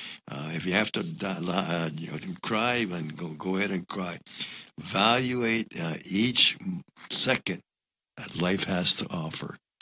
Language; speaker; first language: English; non-native, local second language; Spanish